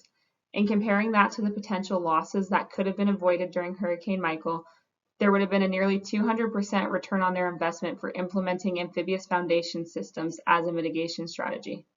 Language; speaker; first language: English; native; English